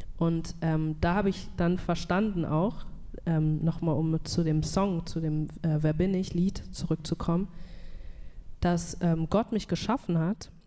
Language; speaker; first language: German; native; German